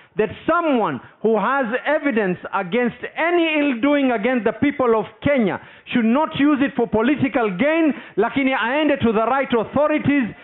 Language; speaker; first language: English; non-native, local second language; Swahili